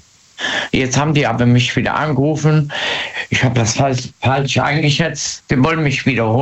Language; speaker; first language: German; native; German